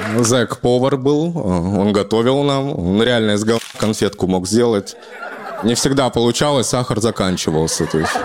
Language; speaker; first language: Russian; native; Russian